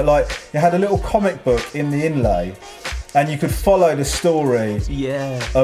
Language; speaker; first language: English; native; English